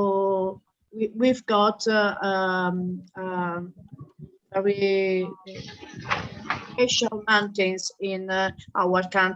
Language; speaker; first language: English; non-native, learner; Italian